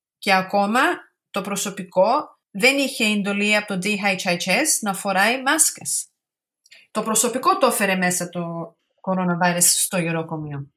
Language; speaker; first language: Greek; early bilingual, heritage; Greek